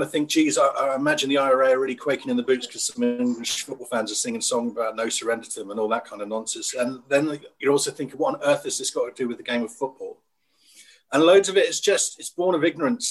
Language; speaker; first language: English; native; English